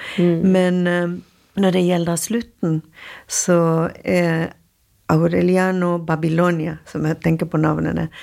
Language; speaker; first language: Norwegian; non-native, fluent; Spanish